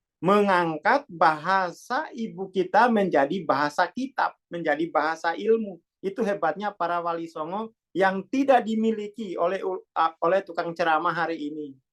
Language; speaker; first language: Indonesian; non-native, local second language; Javanese